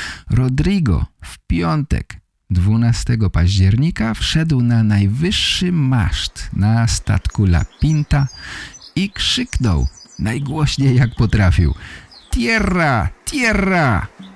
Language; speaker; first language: Polish; native; Polish